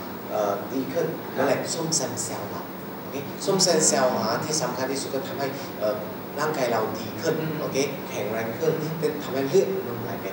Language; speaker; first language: Thai; non-native, learner; Chinese